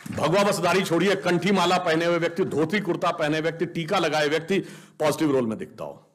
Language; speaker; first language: Hindi; native; Hindi